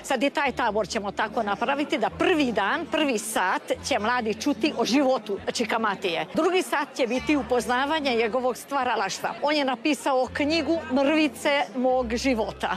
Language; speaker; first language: Croatian; early bilingual, heritage; Croatian